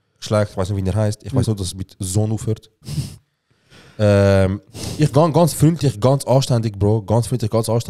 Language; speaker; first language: German; native; German